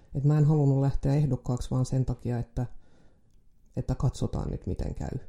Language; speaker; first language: Finnish; non-native, local second language; Swedish